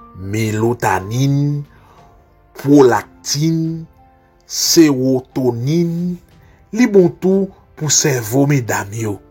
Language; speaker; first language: Haitian Creole; native; Haitian Creole